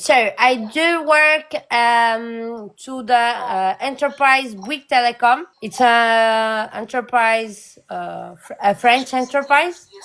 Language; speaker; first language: English; non-native, learner; Portuguese